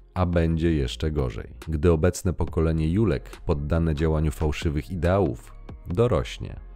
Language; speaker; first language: Polish; native; Polish